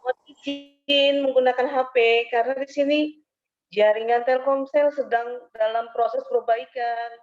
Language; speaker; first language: Indonesian; native; Indonesian